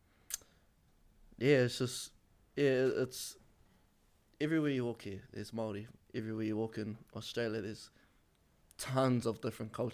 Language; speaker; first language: English; native; English